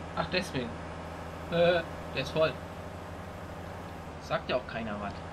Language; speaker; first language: German; native; German